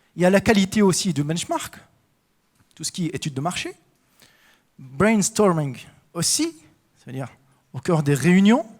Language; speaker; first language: French; non-native, local second language; Arabic